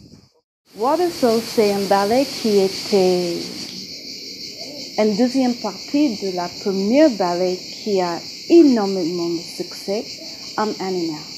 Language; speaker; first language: French; non-native, fluent; English